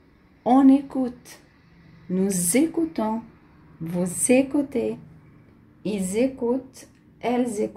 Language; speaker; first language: French; non-native, fluent; Portuguese